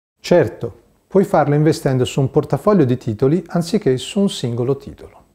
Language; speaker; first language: Italian; native; Italian